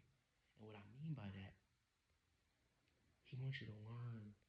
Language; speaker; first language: English; native; English